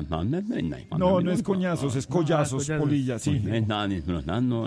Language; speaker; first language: Spanish; native; Spanish